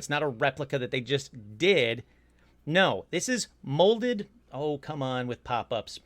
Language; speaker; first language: English; native; English